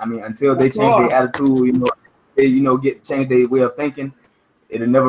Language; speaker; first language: English; native; English